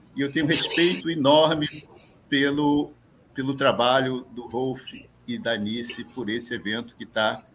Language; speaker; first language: Portuguese; native; Portuguese